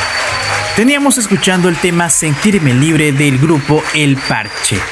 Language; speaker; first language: Spanish; native; Spanish